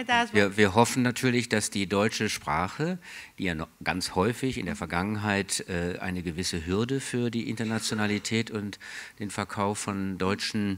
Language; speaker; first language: German; native; German